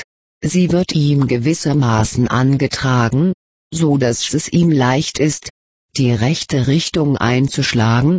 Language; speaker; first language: German; native; German